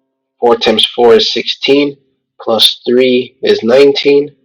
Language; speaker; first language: English; native; English